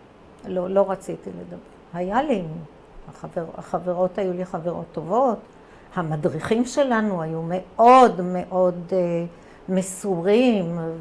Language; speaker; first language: Hebrew; early bilingual, other home language; Croatian